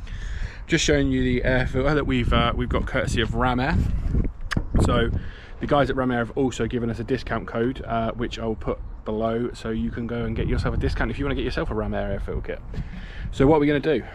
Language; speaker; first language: English; native; English